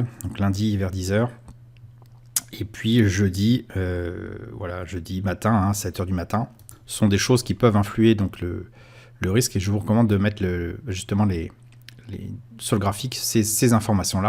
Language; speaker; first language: French; native; French